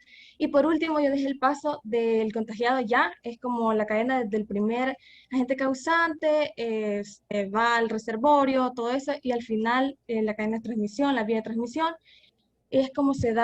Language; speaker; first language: Spanish; native; Spanish